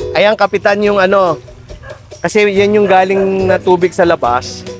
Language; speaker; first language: Filipino; native; Filipino